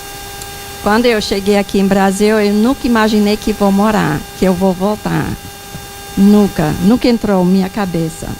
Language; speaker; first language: Portuguese; non-native, fluent; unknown